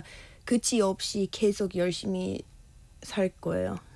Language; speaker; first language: Korean; non-native, learner; English